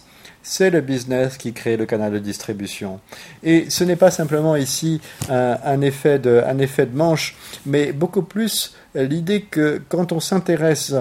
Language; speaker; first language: French; native; French